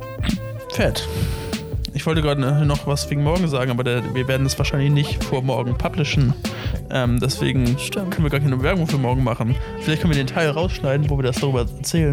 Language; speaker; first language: German; native; German